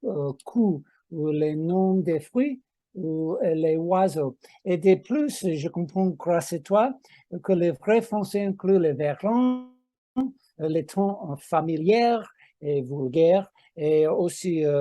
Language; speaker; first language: French; non-native, fluent; English